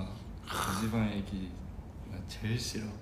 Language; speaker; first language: Korean; non-native, learner; Japanese